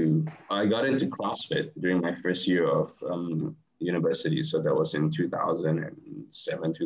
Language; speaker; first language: English; non-native, local second language; Chinese